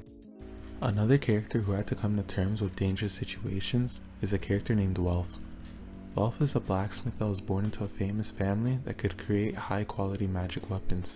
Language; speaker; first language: English; native; English